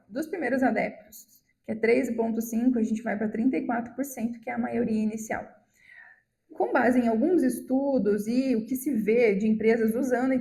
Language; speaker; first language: Portuguese; native; Portuguese